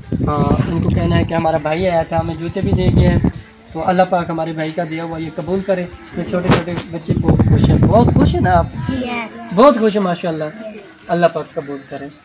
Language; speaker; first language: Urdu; non-native, local second language; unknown